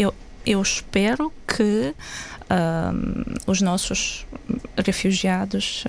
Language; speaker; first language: Portuguese; non-native, fluent; Ukrainian